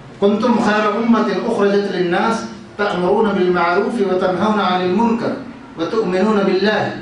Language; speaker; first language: Urdu; native; Urdu